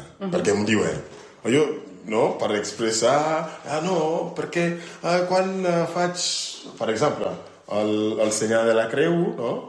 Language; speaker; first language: Catalan; non-native, learner; French